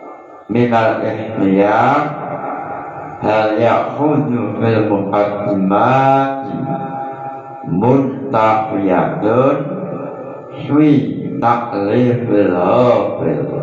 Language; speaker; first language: Arabic; non-native, fluent; Javanese